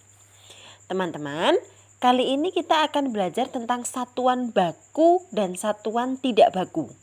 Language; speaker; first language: Indonesian; native; Indonesian